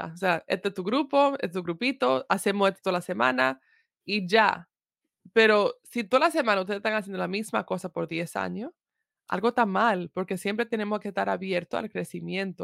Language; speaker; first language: Spanish; early bilingual, heritage; Spanish